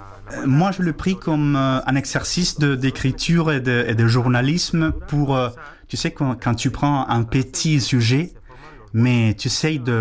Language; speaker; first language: French; non-native, fluent; Spanish